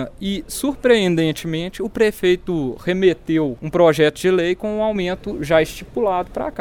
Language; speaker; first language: Portuguese; native; Portuguese